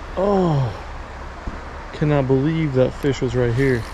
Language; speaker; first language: English; native; English